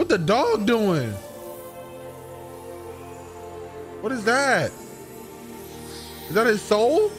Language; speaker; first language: English; native; English